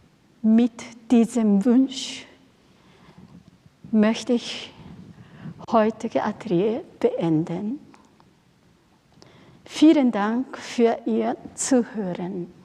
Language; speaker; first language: German; non-native, fluent; Japanese